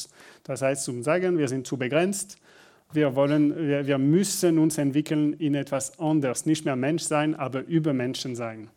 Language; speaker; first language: German; non-native, learner; French